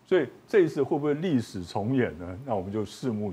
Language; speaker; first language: Chinese; native; Chinese